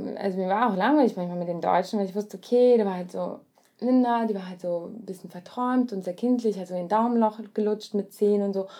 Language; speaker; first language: German; early bilingual, other home language; Russian